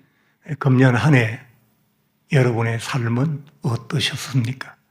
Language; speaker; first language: Korean; native; Korean